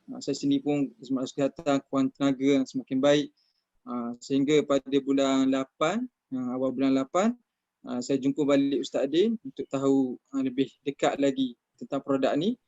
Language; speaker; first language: Malay; native; Malay